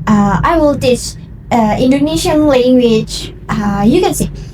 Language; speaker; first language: English; non-native, learner; Indonesian